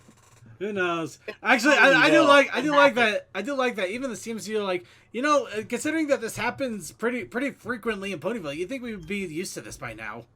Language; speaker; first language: English; native; English